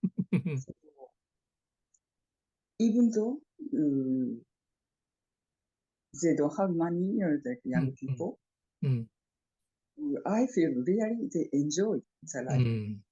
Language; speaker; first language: English; non-native, fluent; Japanese